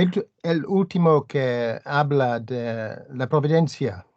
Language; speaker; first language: Spanish; non-native, learner; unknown